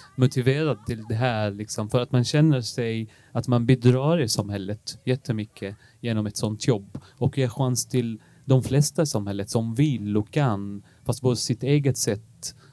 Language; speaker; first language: Swedish; non-native, fluent; Arabic